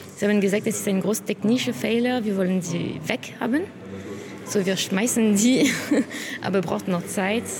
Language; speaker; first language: German; non-native, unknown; French